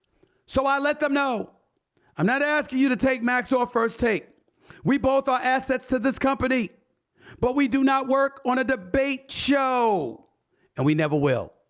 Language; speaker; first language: English; native; English